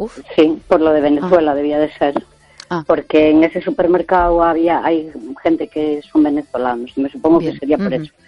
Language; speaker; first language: Spanish; native; Spanish